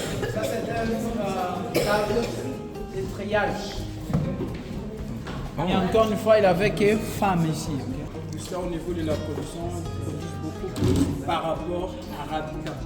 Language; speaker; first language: French; non-native, learner; Portuguese